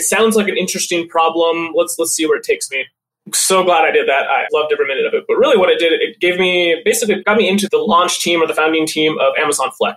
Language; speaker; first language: English; native; English